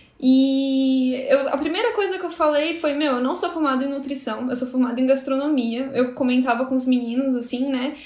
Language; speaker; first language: Portuguese; native; Portuguese